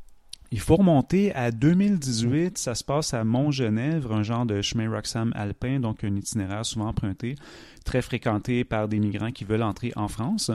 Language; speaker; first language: French; native; French